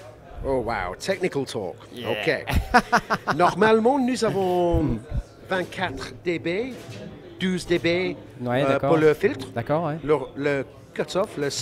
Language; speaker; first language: French; non-native, learner; English